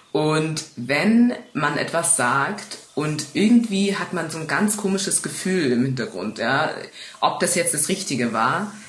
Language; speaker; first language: German; native; German